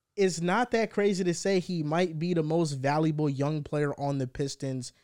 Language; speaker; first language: English; early bilingual, heritage; Spanish